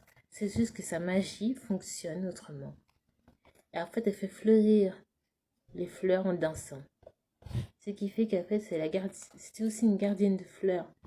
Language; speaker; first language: French; native; French